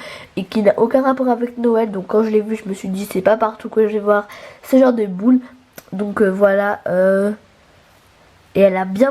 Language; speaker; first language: French; native; French